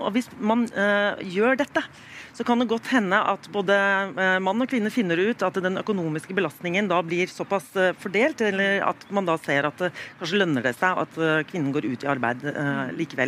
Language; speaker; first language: Norwegian; native; Norwegian